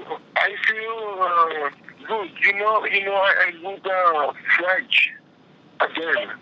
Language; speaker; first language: English; non-native, learner; Spanish